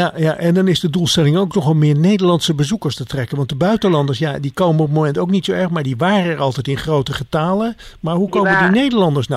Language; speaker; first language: Dutch; native; Dutch